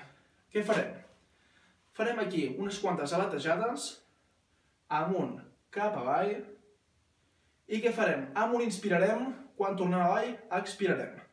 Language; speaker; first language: Catalan; native; Catalan